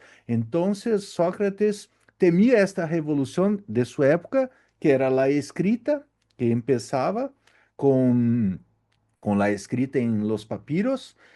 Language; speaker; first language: Spanish; non-native, learner; Portuguese